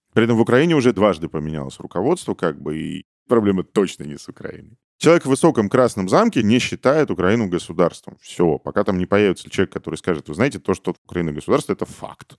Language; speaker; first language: Russian; native; Russian